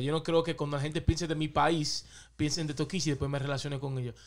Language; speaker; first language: Spanish; early bilingual, heritage; Spanish